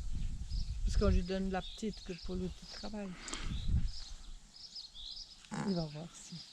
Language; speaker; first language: French; native; French